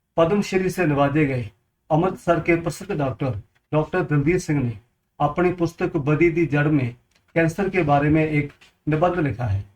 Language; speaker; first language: Hindi; non-native, local second language; Punjabi